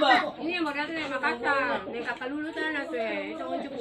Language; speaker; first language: Malay; native; Malay